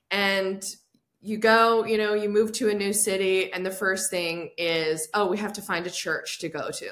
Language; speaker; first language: English; native; English